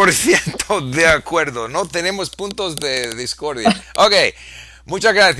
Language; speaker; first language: Spanish; non-native, fluent; English